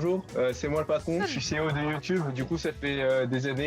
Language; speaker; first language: French; native; French